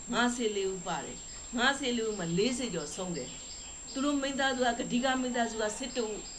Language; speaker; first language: Burmese; native; Burmese